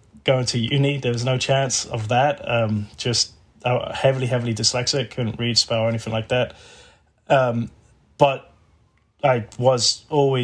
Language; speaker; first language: English; native; English